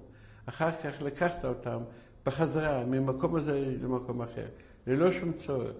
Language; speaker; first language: Hebrew; non-native, fluent; Yiddish